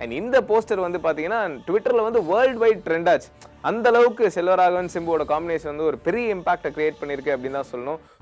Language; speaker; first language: Tamil; native; Tamil